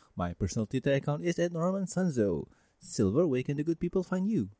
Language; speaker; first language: English; non-native, local second language; Malay